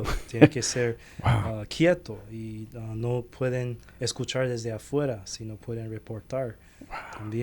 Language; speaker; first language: Spanish; non-native, fluent; Chinese